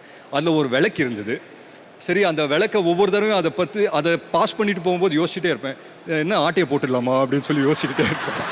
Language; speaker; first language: Tamil; native; Tamil